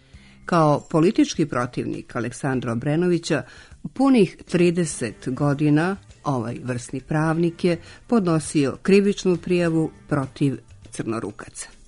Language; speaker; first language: Serbian; native; Serbian